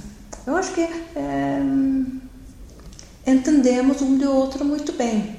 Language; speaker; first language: Portuguese; non-native, learner; Norwegian